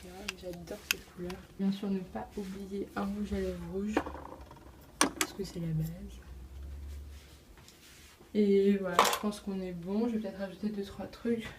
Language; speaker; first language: French; native; French